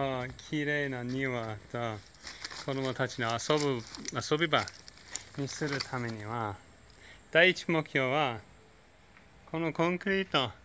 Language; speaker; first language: Japanese; non-native, fluent; English